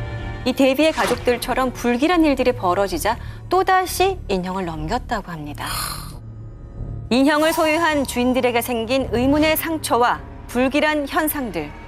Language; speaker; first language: Korean; native; Korean